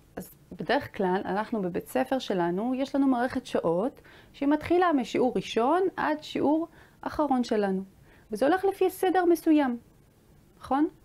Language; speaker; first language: Hebrew; native; Hebrew